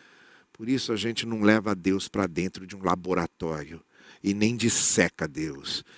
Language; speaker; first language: Portuguese; native; Portuguese